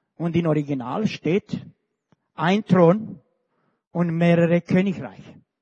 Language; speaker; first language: German; non-native, fluent; Romanian